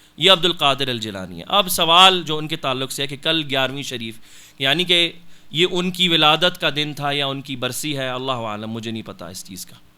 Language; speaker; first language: Urdu; non-native, local second language; Punjabi